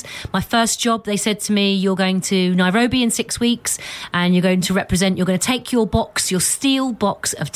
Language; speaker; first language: English; native; English